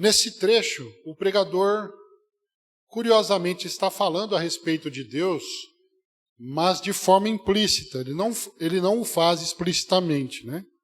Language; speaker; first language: Portuguese; native; Portuguese